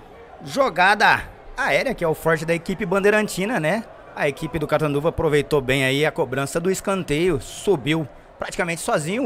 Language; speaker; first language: Portuguese; native; Portuguese